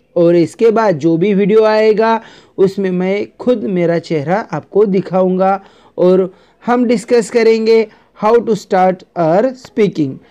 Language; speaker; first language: Hindi; non-native, local second language; Marathi